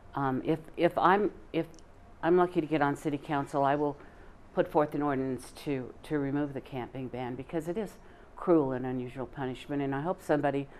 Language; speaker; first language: English; native; English